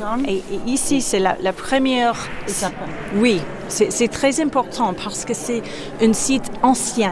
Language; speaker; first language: French; non-native, fluent; English